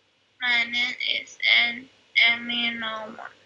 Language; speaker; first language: English; non-native, learner; Chinese